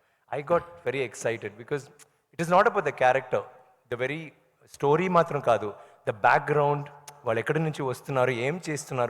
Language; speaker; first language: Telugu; non-native, learner; Tamil